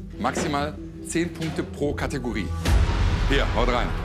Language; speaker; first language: German; native; German